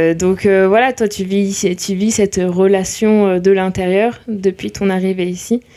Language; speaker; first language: French; native; French